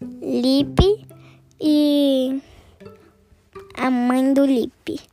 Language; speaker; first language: Portuguese; early bilingual, heritage; Portuguese